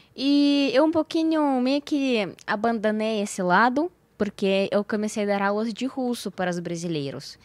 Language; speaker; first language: Portuguese; non-native, fluent; Russian